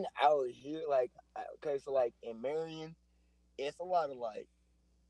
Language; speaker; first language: English; native; English